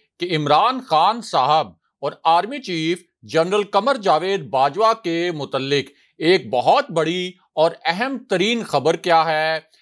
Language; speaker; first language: Urdu; native; Urdu